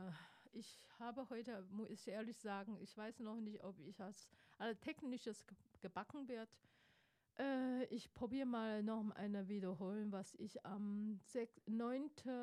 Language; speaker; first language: German; non-native, fluent; Chinese